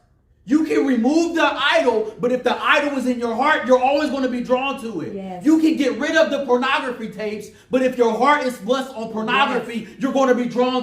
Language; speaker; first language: English; native; English